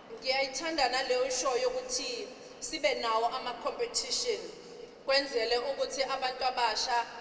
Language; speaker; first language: Zulu; native; Zulu